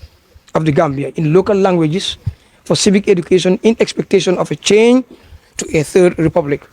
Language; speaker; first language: English; non-native, local second language; Fula